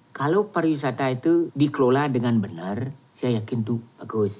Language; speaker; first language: Indonesian; non-native, local second language; Balinese